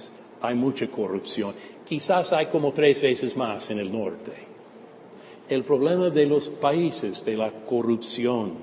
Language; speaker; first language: Spanish; non-native, fluent; English